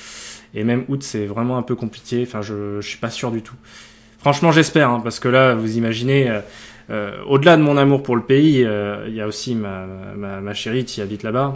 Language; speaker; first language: French; native; French